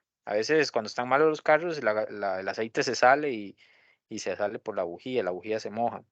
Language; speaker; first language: Spanish; native; Spanish